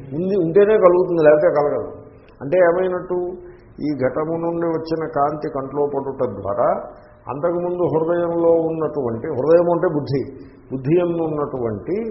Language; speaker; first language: Telugu; native; Telugu